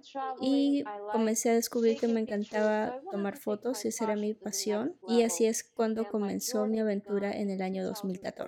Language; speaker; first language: Spanish; non-native, fluent; Russian